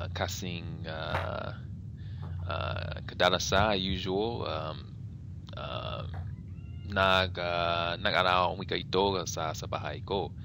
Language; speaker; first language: Filipino; non-native, learner; English